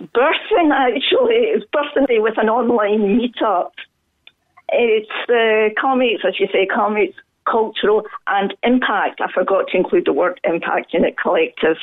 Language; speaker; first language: English; native; English